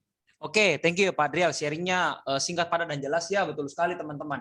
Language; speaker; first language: Indonesian; native; Indonesian